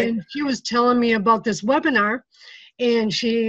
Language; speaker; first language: English; native; English